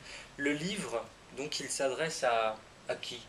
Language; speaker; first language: French; native; French